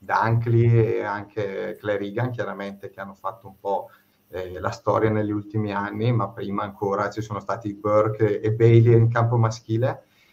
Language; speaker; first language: Italian; native; Italian